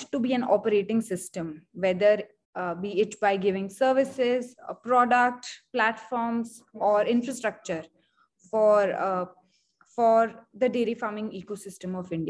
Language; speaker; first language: English; non-native, local second language; Hindi